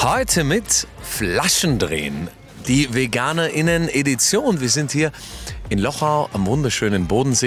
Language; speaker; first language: German; native; German